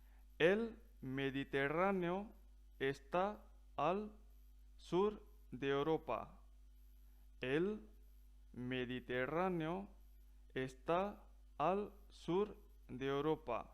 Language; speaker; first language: Spanish; non-native, fluent; Punjabi